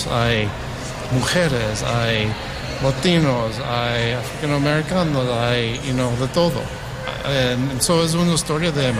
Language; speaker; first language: Spanish; early bilingual, heritage; English